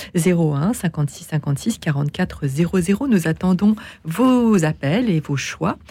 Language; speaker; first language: French; native; French